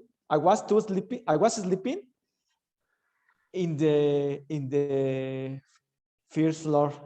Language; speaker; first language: English; non-native, learner; Spanish